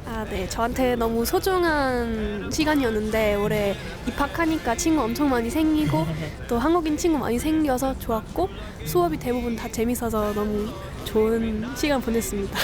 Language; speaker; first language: Korean; non-native, fluent; German